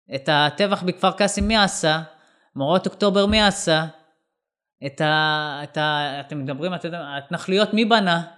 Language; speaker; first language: Hebrew; non-native, local second language; Arabic